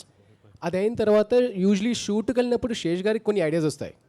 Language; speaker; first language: Telugu; early bilingual, heritage; Telugu